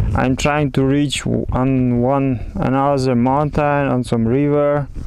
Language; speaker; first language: English; non-native, learner; Kazakh